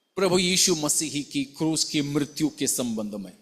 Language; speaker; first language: Hindi; non-native, local second language; Malayalam